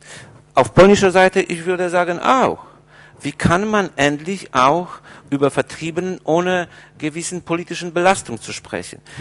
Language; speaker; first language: German; non-native, fluent; Polish